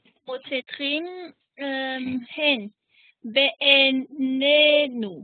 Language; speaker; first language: Hebrew; non-native, learner; German